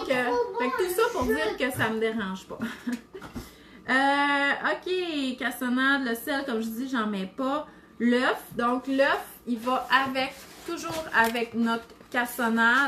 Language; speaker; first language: French; native; French